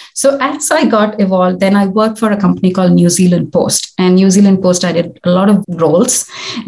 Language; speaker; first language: English; non-native, local second language; Tamil